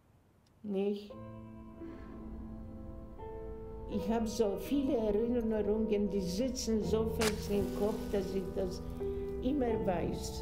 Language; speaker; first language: German; non-native, fluent; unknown